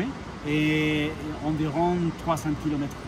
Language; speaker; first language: French; non-native, learner; Spanish